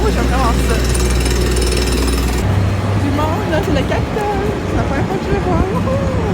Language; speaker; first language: French; native; French